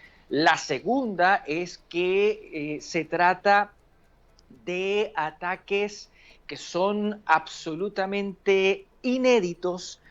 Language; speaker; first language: Spanish; native; Spanish